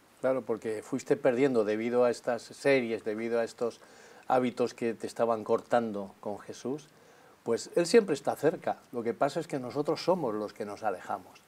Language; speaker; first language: Spanish; native; Spanish